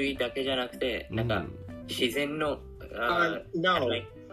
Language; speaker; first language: Japanese; non-native, learner; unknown